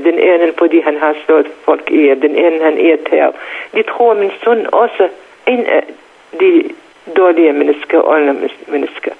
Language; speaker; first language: Danish; non-native, learner; Central Kurdish